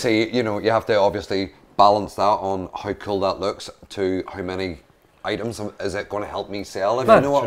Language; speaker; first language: English; native; English